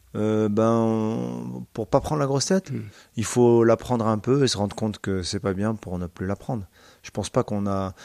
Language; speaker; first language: French; native; French